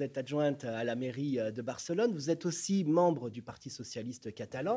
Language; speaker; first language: French; native; French